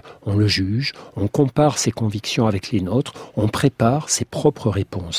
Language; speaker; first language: French; native; French